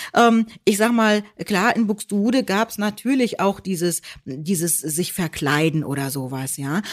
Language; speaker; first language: German; native; German